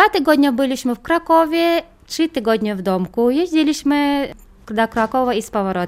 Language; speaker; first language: Polish; non-native, learner; Chechen